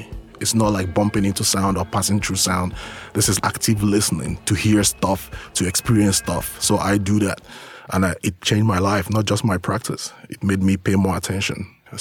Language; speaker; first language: English; non-native, local second language; Igbo